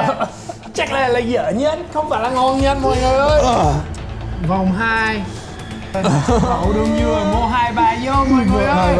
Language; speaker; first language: Vietnamese; non-native, fluent; English